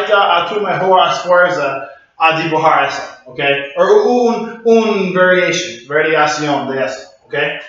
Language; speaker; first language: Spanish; non-native, learner; English